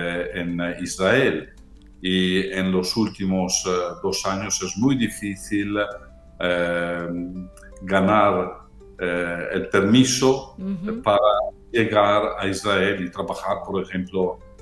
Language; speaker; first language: Spanish; non-native, fluent; Italian